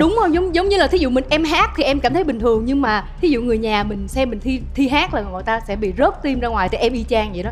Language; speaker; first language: Vietnamese; native; Vietnamese